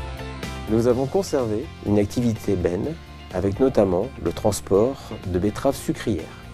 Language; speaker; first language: French; native; French